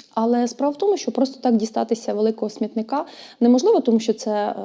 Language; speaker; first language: Ukrainian; native; Ukrainian